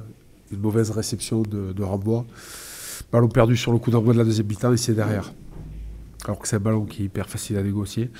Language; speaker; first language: French; native; French